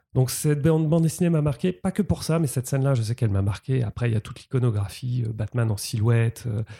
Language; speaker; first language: French; native; French